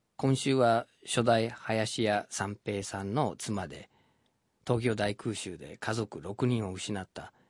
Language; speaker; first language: Japanese; non-native, fluent; English